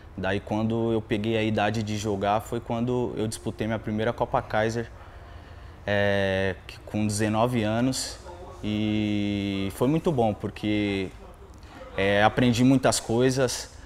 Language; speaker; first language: Portuguese; native; Portuguese